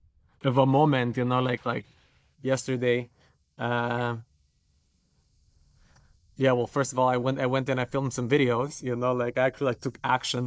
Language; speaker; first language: English; non-native, fluent; Romanian